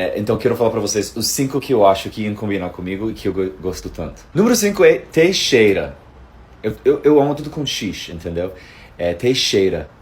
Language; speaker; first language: Portuguese; non-native, fluent; English